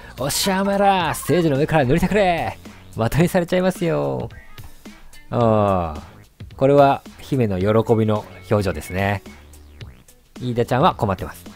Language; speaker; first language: Japanese; native; Japanese